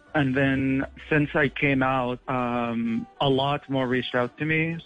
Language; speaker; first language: English; non-native, fluent; Arabic